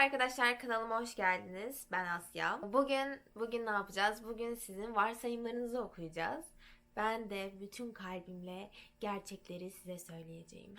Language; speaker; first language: Turkish; early bilingual, heritage; Turkish